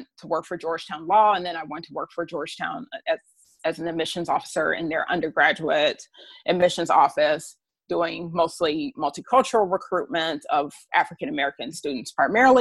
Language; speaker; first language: English; native; English